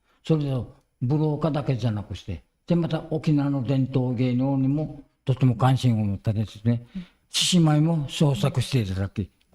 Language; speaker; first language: Japanese; native; Japanese